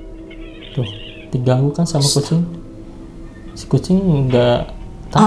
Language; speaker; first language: Indonesian; native; Indonesian